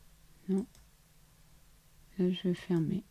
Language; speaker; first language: French; native; French